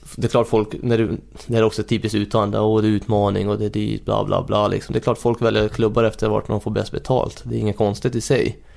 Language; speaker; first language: Swedish; early bilingual, other home language; Hungarian